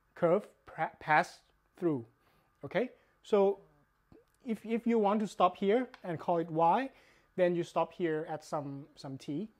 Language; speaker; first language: English; non-native, fluent; Thai